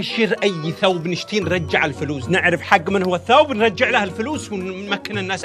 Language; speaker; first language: Arabic; native; Arabic